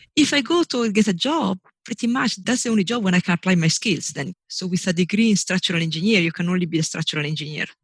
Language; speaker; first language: English; non-native, fluent; Italian